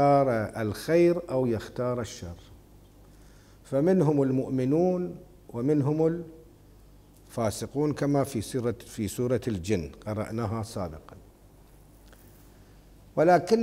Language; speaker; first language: Arabic; native; Arabic